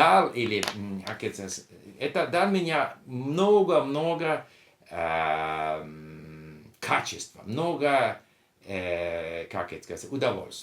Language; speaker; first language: Russian; non-native, learner; English